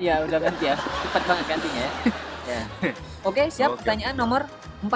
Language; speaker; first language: Indonesian; native; Indonesian